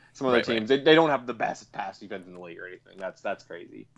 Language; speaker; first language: English; native; English